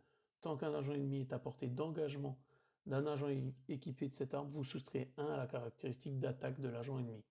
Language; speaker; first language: French; native; French